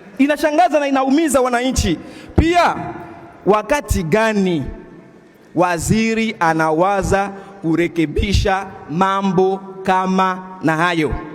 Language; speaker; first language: Swahili; non-native, local second language; Bembe